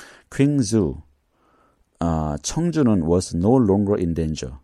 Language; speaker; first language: English; non-native, fluent; Korean